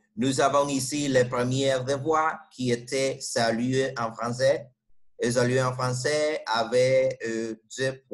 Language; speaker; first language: French; non-native, fluent; Spanish